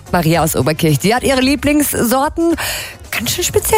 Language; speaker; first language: German; native; German